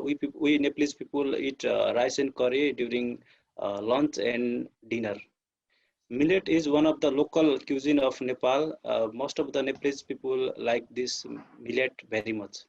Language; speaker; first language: English; non-native, fluent; Nepali